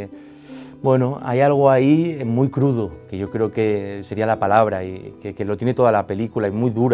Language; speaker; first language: Spanish; native; Spanish